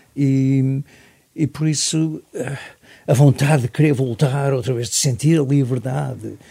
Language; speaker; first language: Portuguese; native; Portuguese